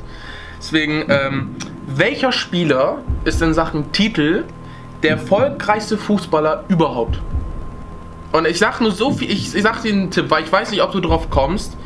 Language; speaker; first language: German; native; German